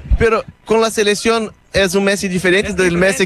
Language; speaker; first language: Spanish; non-native, learner; Portuguese